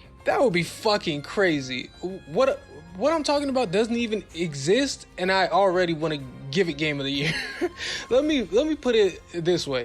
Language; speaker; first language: English; native; English